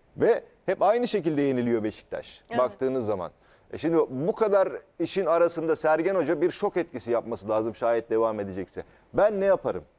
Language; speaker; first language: Turkish; native; Turkish